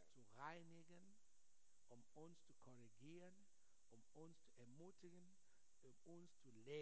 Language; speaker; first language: German; non-native, learner; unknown